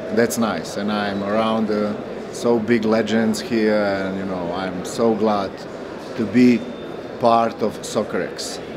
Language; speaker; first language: English; non-native, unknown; Croatian